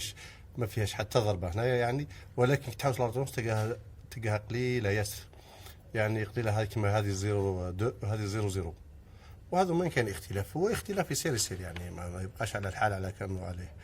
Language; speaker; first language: Arabic; native; Arabic